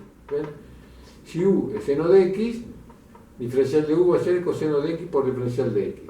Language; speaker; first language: Spanish; native; Spanish